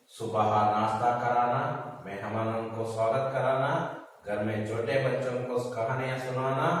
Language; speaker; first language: Hindi; non-native, local second language; Kannada